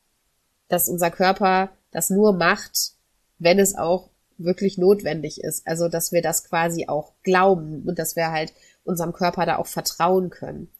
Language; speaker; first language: German; native; German